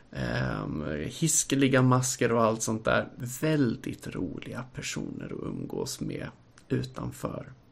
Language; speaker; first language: Swedish; native; Swedish